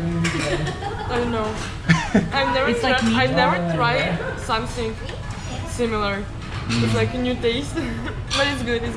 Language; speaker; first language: English; non-native, learner; Ukrainian